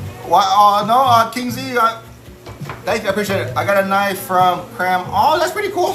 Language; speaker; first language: English; native; English